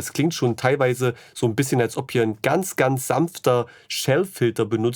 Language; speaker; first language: German; native; German